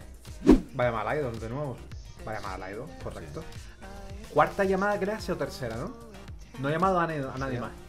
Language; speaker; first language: Spanish; native; Spanish